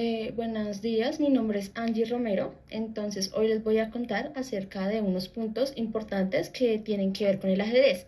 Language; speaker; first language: Spanish; native; Spanish